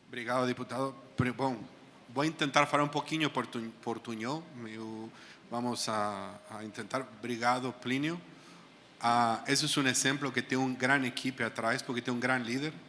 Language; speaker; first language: Portuguese; non-native, fluent; Spanish